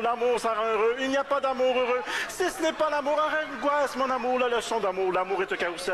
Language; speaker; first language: French; native; French